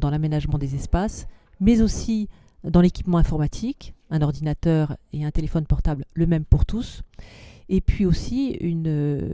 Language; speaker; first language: French; native; French